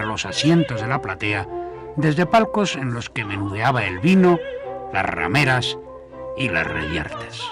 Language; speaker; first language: Spanish; native; Spanish